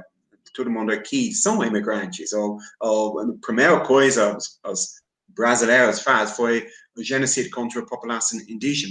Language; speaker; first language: Portuguese; non-native, fluent; English